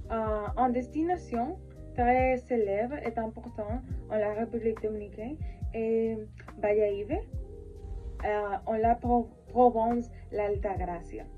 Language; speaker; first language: French; non-native, learner; Spanish